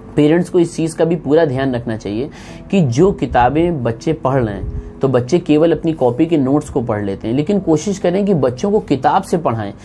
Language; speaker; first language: Hindi; native; Hindi